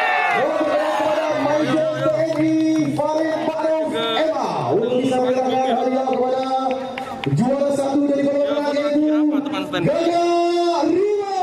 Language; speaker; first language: Indonesian; native; Indonesian